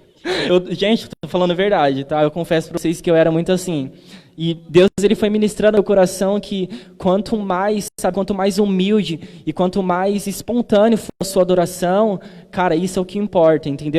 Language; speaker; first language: Portuguese; native; Portuguese